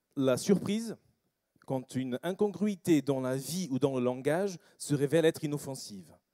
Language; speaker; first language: French; non-native, fluent; English